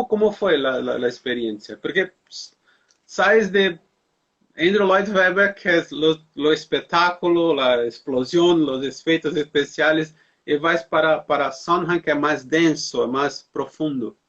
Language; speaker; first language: Spanish; non-native, learner; Portuguese